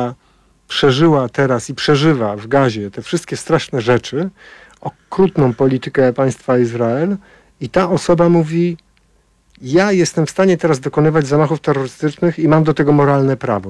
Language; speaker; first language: Polish; native; Polish